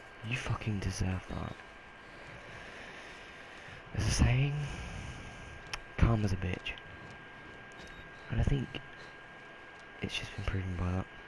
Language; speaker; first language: English; native; English